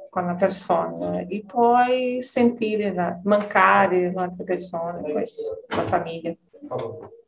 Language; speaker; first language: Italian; non-native, learner; Portuguese